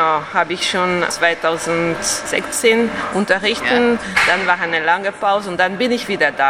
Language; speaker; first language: German; non-native, fluent; French